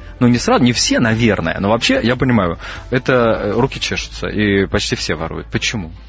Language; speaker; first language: Russian; native; Russian